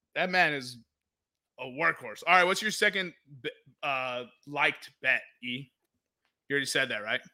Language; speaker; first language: English; native; English